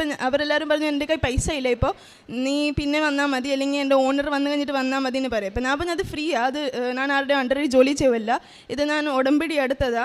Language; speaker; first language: Malayalam; early bilingual, heritage; Malayalam